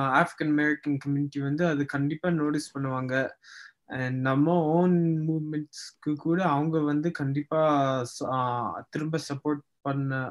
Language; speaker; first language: Tamil; early bilingual, heritage; Tamil